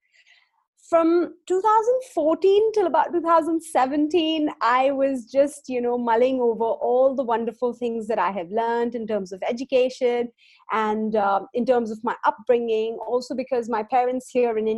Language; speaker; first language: English; non-native, local second language; Hindi